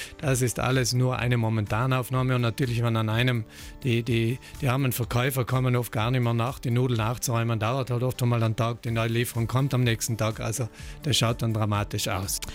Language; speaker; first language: German; native; German